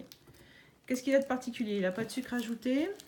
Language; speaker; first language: French; native; French